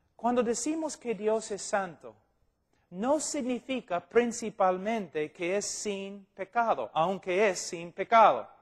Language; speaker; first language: Spanish; non-native, fluent; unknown